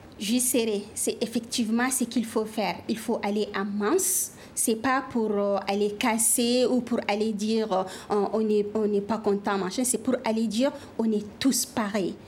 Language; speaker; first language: French; non-native, local second language; Fula